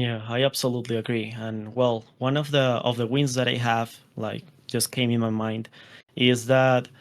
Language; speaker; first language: English; non-native, fluent; Spanish